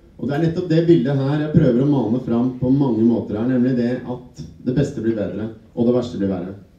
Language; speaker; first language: Norwegian; native; Norwegian